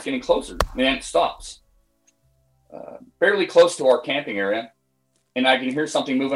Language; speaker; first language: English; native; English